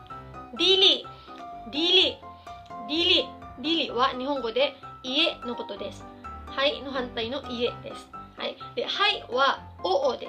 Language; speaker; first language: Japanese; non-native, fluent; Cebuano